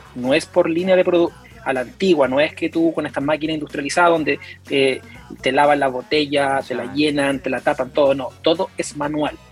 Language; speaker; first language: Spanish; native; Spanish